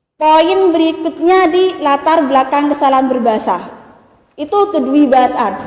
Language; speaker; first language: Indonesian; non-native, local second language; Madurese